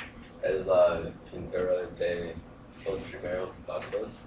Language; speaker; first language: Spanish; non-native, learner; English